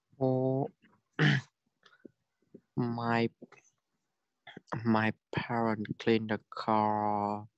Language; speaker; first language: English; non-native, learner; Vietnamese